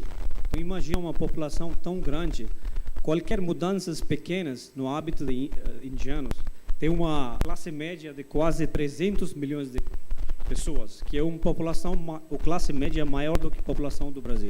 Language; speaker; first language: Portuguese; non-native, fluent; English